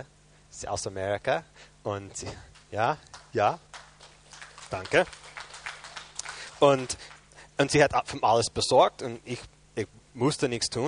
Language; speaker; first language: German; non-native, fluent; English